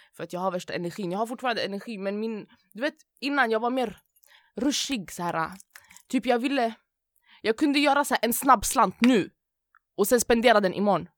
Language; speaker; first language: Swedish; early bilingual, other home language; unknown